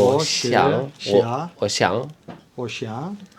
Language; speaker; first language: Chinese; non-native, learner; Turkish